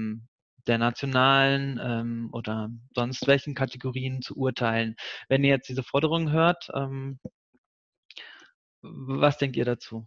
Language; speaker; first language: German; native; German